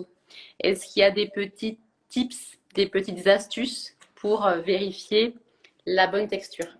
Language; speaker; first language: French; native; French